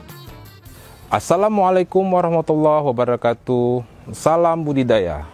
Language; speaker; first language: Indonesian; native; Indonesian